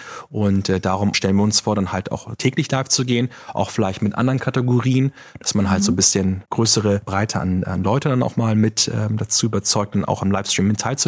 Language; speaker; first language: German; native; German